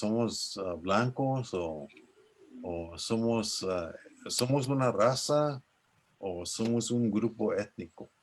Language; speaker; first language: Spanish; early bilingual, other home language; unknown